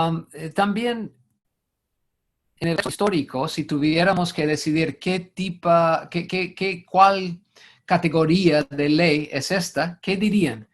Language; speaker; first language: Spanish; non-native, fluent; English